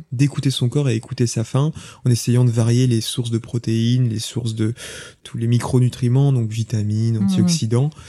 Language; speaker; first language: French; native; French